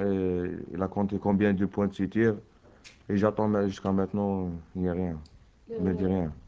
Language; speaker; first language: French; non-native, learner; Arabic